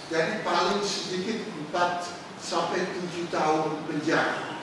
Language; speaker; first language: Malay; non-native, fluent; Dutch